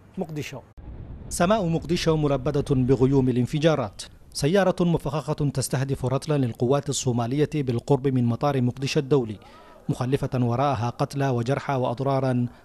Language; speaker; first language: Arabic; non-native, local second language; Somali